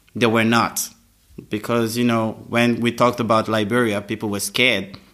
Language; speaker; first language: English; non-native, fluent; French